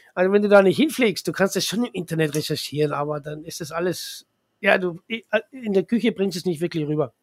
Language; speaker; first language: German; native; German